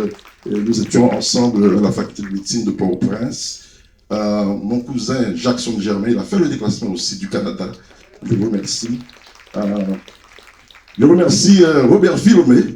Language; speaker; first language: French; non-native, local second language; Haitian Creole